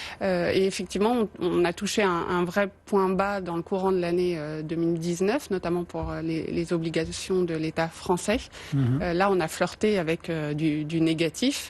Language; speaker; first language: French; native; French